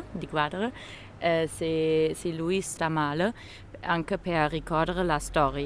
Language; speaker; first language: Italian; non-native, learner; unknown